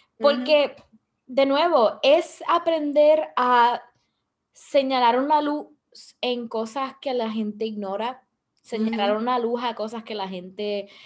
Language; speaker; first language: Spanish; early bilingual, heritage; Spanish